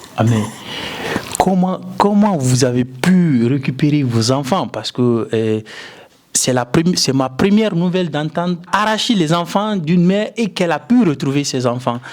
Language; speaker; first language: French; non-native, local second language; Susu